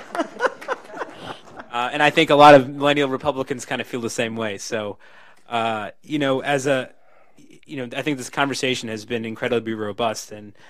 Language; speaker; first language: English; native; English